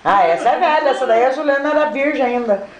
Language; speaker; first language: Portuguese; native; Portuguese